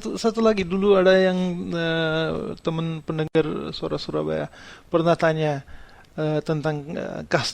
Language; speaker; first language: Indonesian; non-native, fluent; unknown